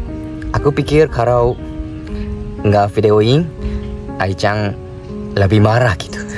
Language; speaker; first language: Indonesian; non-native, fluent; Japanese